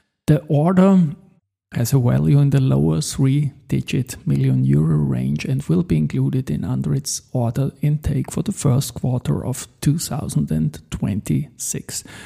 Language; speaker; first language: English; non-native, fluent; German